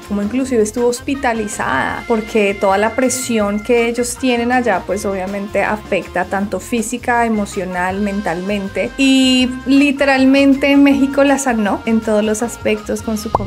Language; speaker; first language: Spanish; native; Spanish